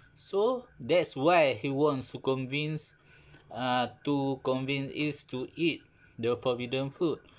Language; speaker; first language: English; non-native, learner; Malay